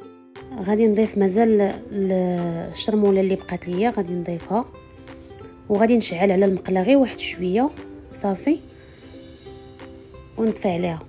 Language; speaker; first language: Arabic; native; Arabic